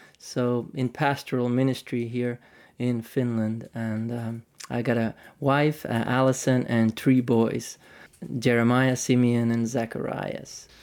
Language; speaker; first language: English; non-native, fluent; Finnish